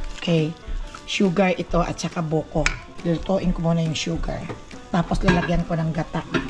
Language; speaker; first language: Filipino; non-native, local second language; Cebuano